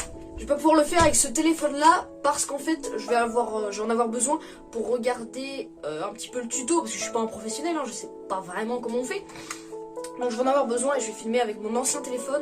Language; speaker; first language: French; native; French